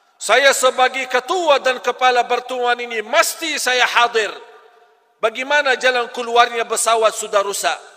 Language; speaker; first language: Malay; non-native, fluent; Arabic